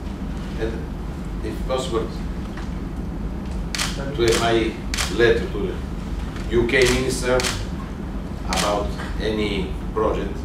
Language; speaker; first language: English; non-native, learner; Italian